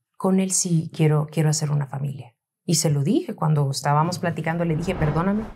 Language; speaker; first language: Spanish; native; Spanish